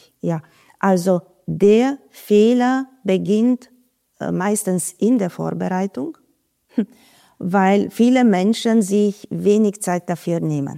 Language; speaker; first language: German; non-native, fluent; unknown